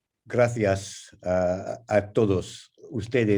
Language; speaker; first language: Spanish; non-native, fluent; English